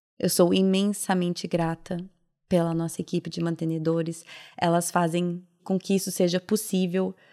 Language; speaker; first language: Portuguese; native; Portuguese